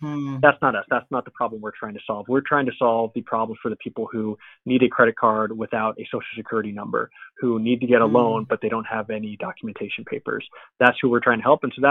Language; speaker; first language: English; native; English